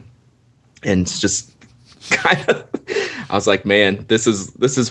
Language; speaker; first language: English; native; English